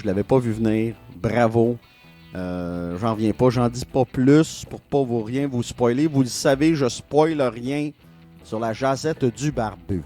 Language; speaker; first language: French; native; French